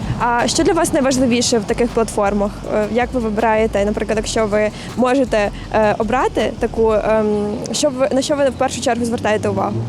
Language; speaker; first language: Ukrainian; native; Ukrainian